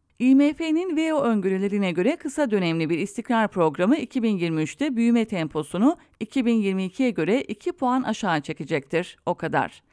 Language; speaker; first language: Turkish; native; Turkish